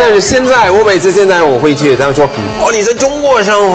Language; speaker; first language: Chinese; non-native, fluent; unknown